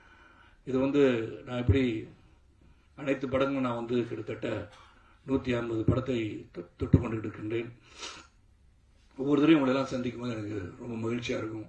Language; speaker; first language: Tamil; native; Tamil